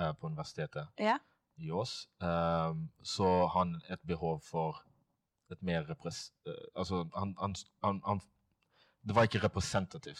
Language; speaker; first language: Norwegian; non-native, fluent; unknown